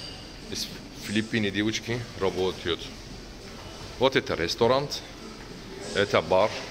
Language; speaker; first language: Russian; non-native, learner; Turkish